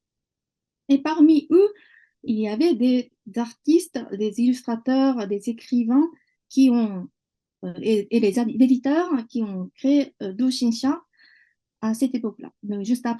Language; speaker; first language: French; non-native, fluent; Japanese